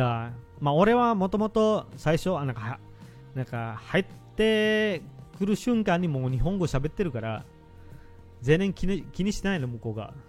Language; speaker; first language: Japanese; non-native, fluent; Indonesian